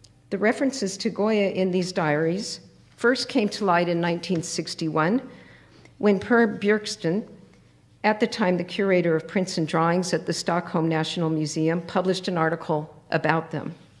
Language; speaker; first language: English; native; English